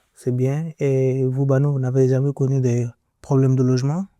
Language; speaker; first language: French; native; French